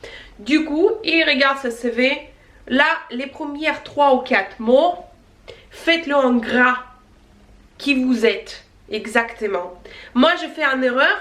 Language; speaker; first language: French; non-native, fluent; Russian